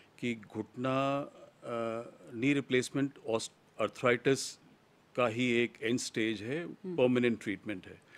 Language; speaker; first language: Hindi; native; Hindi